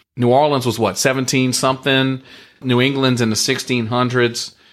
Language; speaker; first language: English; native; English